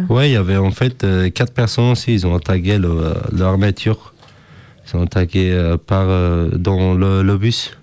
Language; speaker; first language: French; non-native, learner; Kurdish